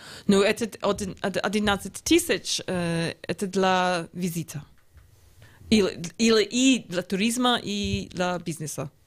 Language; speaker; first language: Russian; non-native, learner; English